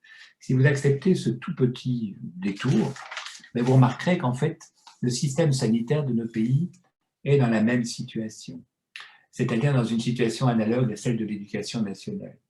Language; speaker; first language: French; native; French